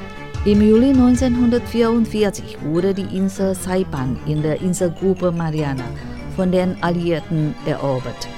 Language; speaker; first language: German; non-native, fluent; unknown